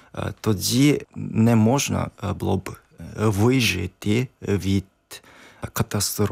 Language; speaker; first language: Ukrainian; non-native, learner; Japanese